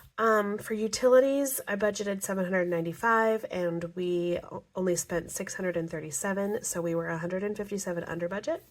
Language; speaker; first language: English; native; English